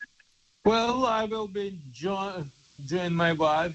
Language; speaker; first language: English; non-native, learner; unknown